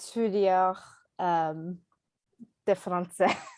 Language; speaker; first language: French; non-native, learner; English